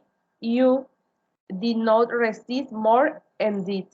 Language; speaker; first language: English; non-native, learner; Spanish